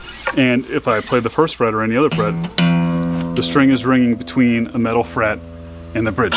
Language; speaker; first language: English; native; English